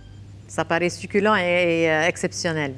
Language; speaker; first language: French; non-native, local second language; Arabic